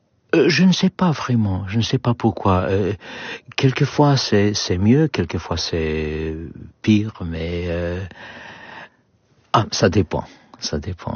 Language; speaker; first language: French; non-native, learner; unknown